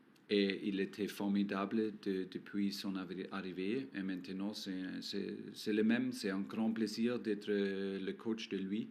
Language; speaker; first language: French; non-native, learner; German